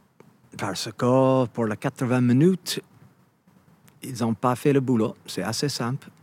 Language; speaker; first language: French; non-native, fluent; English